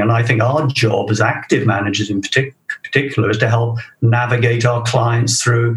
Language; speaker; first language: English; native; English